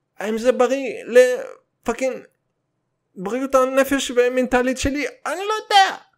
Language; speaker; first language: Hebrew; early bilingual, other home language; Russian